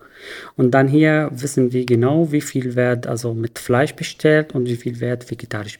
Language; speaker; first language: German; non-native, learner; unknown